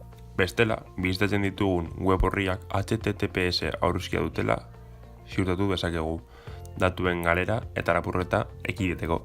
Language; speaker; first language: Basque; non-native, local second language; Spanish